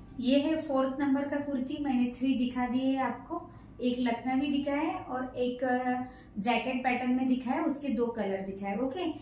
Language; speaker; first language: Hindi; non-native, local second language; Marathi